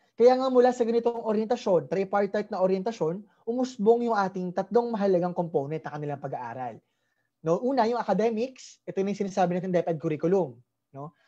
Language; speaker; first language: Filipino; native; Filipino